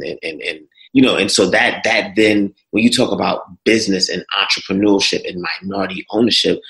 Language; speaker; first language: English; native; English